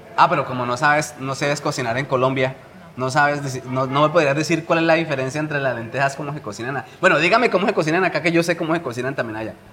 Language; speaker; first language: Spanish; native; Spanish